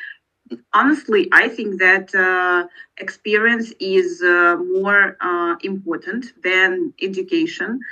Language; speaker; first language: English; non-native, learner; Russian